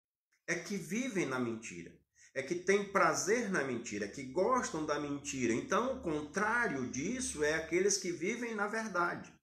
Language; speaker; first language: Portuguese; native; Portuguese